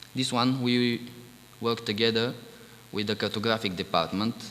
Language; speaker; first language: English; non-native, fluent; Bulgarian